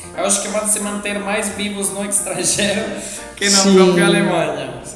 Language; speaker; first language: Portuguese; non-native, fluent; German